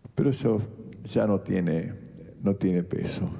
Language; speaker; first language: Spanish; native; Spanish